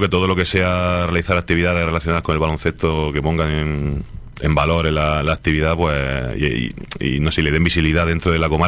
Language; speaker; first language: Spanish; native; Spanish